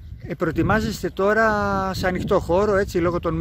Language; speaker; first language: Greek; native; Greek